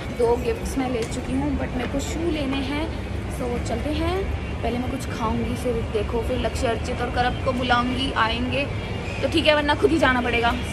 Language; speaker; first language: Hindi; native; Hindi